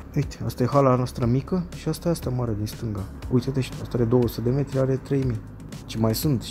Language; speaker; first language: Romanian; native; Romanian